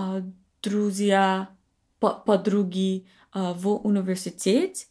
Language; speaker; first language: Russian; non-native, learner; English